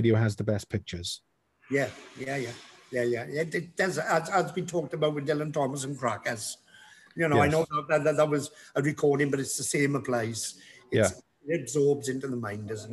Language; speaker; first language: English; native; English